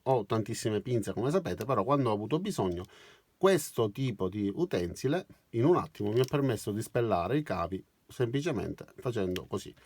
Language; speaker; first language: Italian; native; Italian